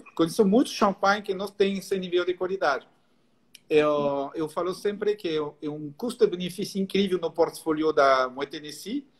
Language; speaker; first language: Portuguese; non-native, fluent; French